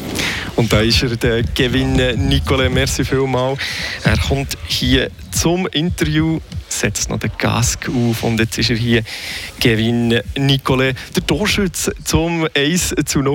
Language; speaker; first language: German; native; German